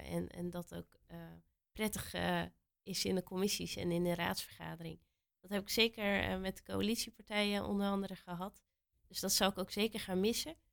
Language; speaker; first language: Dutch; native; Dutch